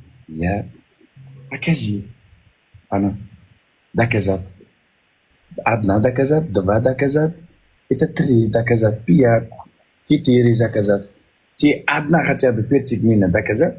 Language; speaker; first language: Russian; non-native, learner; Uzbek